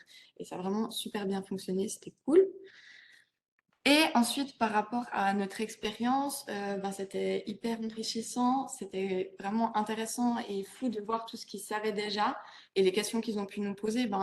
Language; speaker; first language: French; native; French